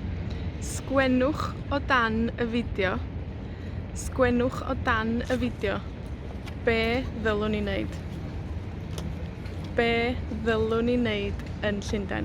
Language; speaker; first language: Welsh; non-native, fluent; Spanish